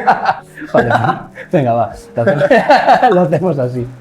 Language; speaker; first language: Spanish; native; Spanish